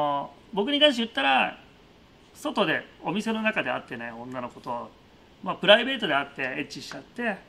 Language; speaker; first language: Japanese; native; Japanese